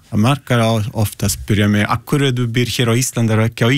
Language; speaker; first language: Icelandic; non-native, learner; Italian